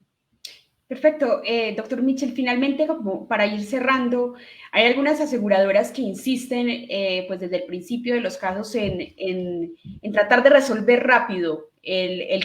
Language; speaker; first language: Spanish; native; Spanish